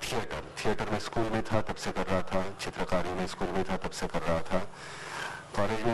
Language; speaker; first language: Hindi; non-native, local second language; Marathi